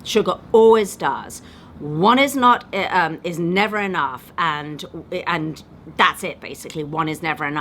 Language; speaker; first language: English; native; English